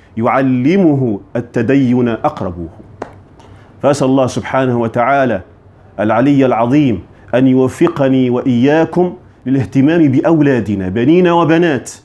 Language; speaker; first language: Arabic; native; Arabic